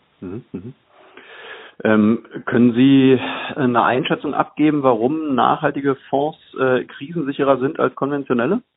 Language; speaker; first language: German; native; German